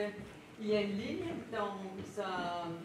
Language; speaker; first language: French; non-native, fluent; Danish